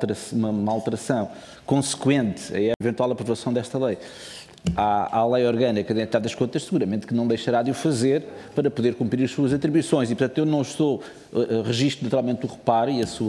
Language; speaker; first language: Portuguese; native; Portuguese